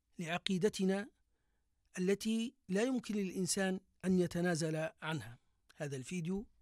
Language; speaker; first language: Arabic; native; Arabic